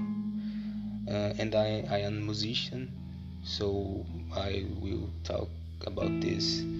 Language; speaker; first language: English; non-native, learner; Portuguese